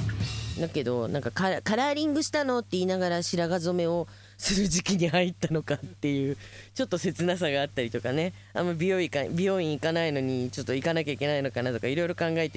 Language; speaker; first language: Japanese; native; Japanese